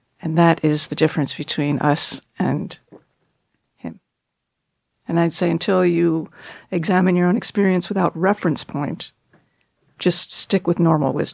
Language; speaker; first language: English; native; English